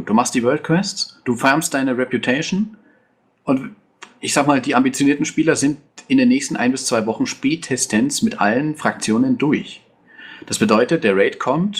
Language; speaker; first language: German; native; German